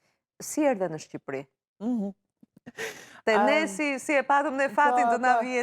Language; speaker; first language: Albanian; native; Albanian